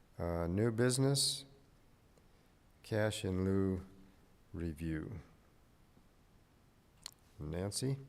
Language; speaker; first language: English; native; English